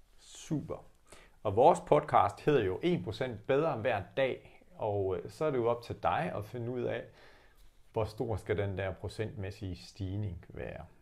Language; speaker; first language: Danish; native; Danish